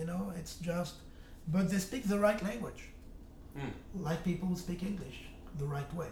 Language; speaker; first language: English; non-native, fluent; French